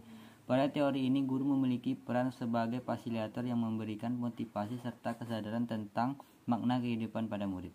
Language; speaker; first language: Indonesian; native; Indonesian